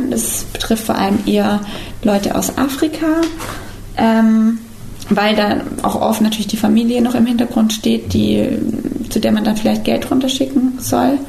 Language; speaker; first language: German; native; German